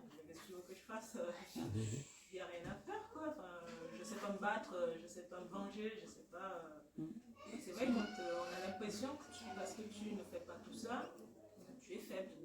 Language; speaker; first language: French; native; French